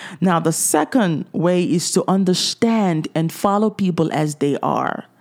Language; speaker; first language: English; native; English